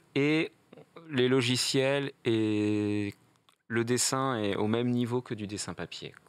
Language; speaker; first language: French; native; French